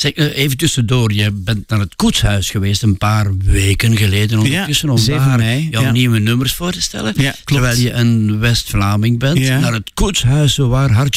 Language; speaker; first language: Dutch; native; Dutch